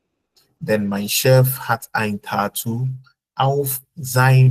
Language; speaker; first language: German; non-native, fluent; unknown